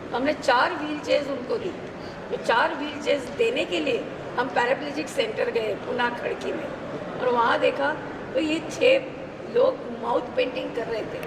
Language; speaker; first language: Hindi; native; Hindi